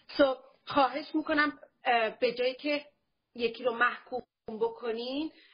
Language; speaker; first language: Persian; early bilingual, heritage; Persian